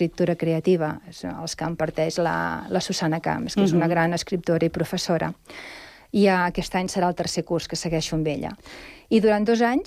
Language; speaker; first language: Catalan; native; Catalan